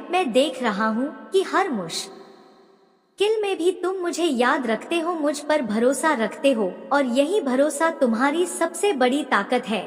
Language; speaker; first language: Hindi; native; Hindi